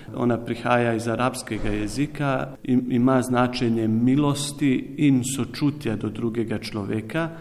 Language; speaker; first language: Slovenian; non-native, local second language; Bosnian